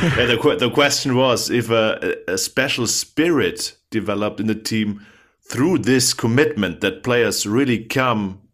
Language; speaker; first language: English; non-native, fluent; German